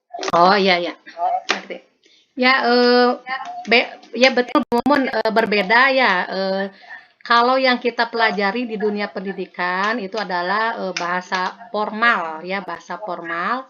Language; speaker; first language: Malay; non-native, local second language; Sundanese